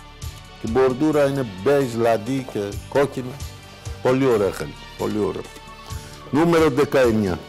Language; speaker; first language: Greek; non-native, fluent; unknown